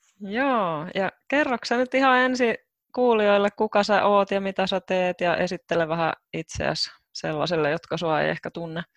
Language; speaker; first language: Finnish; native; Finnish